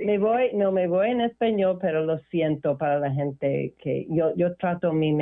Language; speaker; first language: Spanish; non-native, learner; English